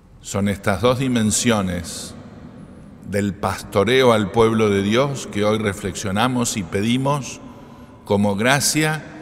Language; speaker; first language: Spanish; native; Spanish